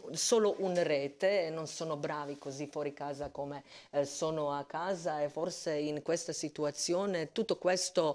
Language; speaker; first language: Italian; non-native, fluent; Croatian